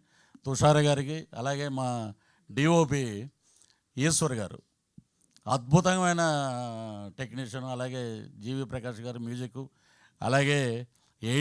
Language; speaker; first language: Telugu; native; Telugu